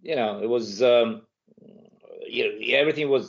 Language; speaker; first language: English; non-native, fluent; Ukrainian